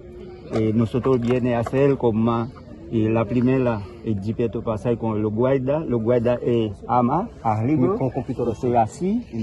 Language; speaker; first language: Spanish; non-native, learner; Haitian Creole